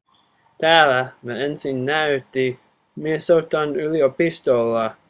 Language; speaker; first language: Finnish; non-native, learner; English